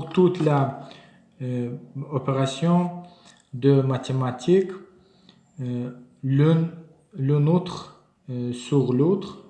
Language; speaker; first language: French; non-native, learner; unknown